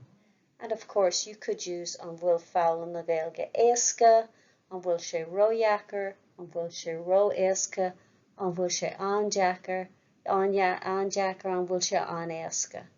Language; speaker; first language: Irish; non-native, local second language; English